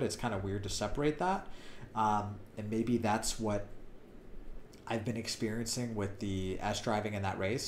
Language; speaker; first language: English; native; English